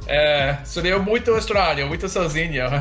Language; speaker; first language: Portuguese; non-native, fluent; English